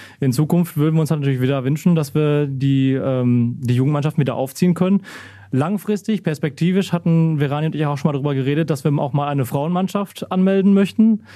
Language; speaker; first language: German; native; German